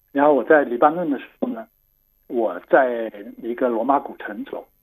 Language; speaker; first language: Chinese; non-native, local second language; Cantonese